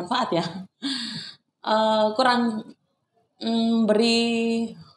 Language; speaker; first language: Indonesian; non-native, local second language; Javanese